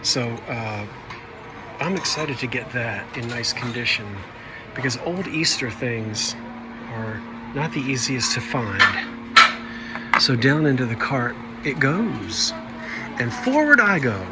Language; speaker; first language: English; native; English